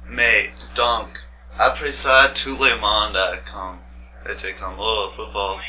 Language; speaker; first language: French; non-native, learner; English